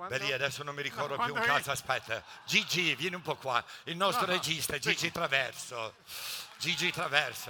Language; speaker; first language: Italian; native; Italian